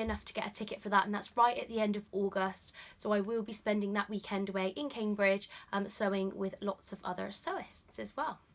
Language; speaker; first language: English; native; English